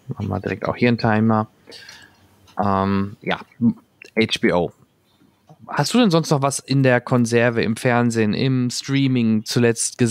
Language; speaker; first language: German; native; German